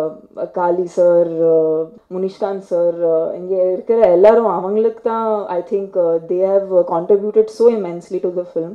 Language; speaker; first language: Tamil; non-native, fluent; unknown